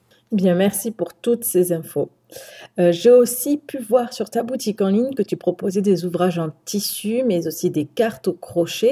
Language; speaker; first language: French; native; French